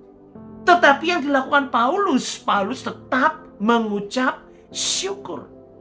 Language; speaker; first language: Indonesian; native; Indonesian